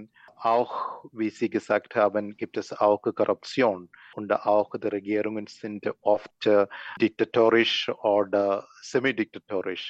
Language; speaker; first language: German; non-native, learner; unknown